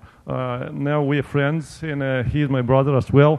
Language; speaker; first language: English; non-native, fluent; Romanian